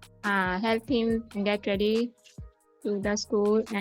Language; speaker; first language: English; non-native, learner; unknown